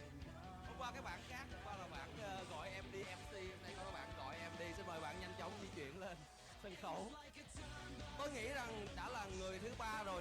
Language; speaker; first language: Vietnamese; native; Vietnamese